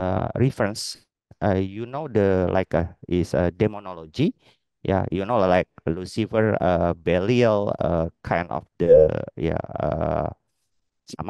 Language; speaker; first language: English; non-native, learner; Indonesian